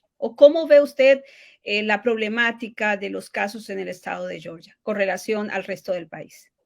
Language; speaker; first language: Spanish; native; Spanish